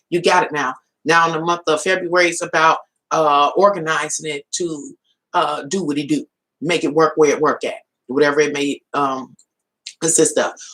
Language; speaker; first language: English; native; English